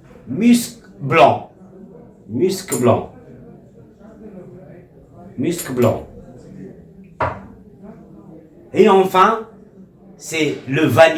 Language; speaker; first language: French; non-native, local second language; Arabic